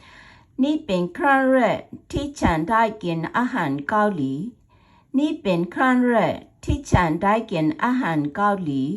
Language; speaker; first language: Thai; non-native, fluent; Burmese